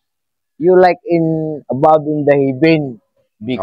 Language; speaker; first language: English; non-native, learner; Filipino